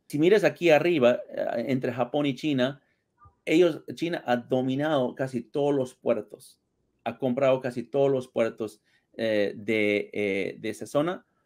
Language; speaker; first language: Spanish; early bilingual, heritage; Spanish